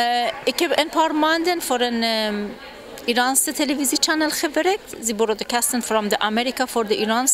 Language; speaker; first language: Dutch; non-native, fluent; Persian